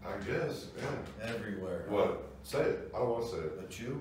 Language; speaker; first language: English; native; English